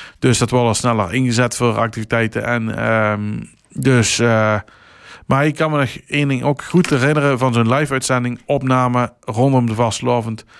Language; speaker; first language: Dutch; native; Dutch